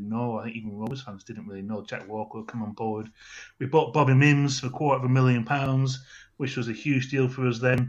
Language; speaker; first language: English; native; English